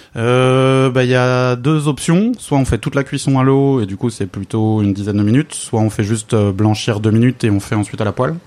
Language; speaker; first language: French; native; French